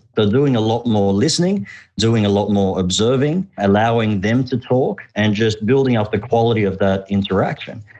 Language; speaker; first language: English; early bilingual, other home language; Arabic